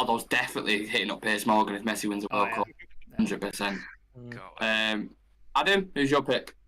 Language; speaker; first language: English; native; English